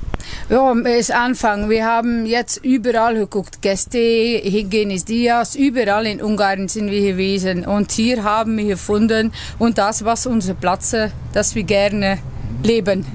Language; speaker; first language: German; non-native, learner; Dutch